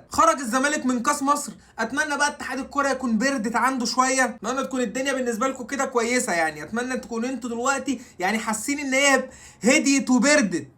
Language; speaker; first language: Arabic; native; Arabic